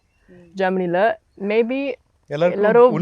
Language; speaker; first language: Tamil; non-native, learner; German